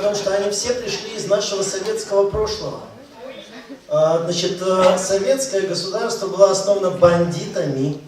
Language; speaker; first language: Russian; native; Russian